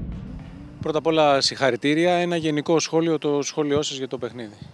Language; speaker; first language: Greek; native; Greek